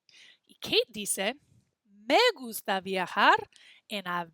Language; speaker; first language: Spanish; non-native, fluent; English